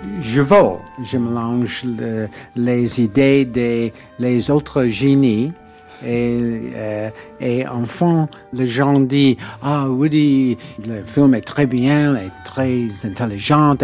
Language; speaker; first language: French; non-native, learner; English